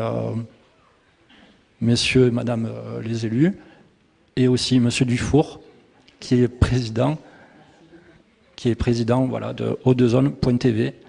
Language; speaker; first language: French; native; French